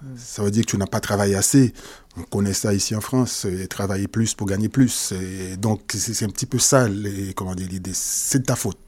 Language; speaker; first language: French; non-native, local second language; Haitian Creole